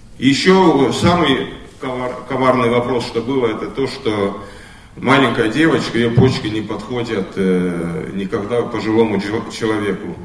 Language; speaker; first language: Russian; non-native, local second language; Estonian